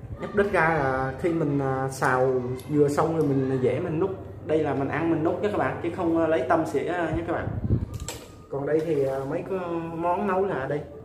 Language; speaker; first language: Vietnamese; non-native, local second language; Khmer